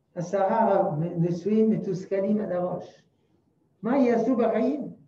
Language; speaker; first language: Hebrew; non-native, fluent; French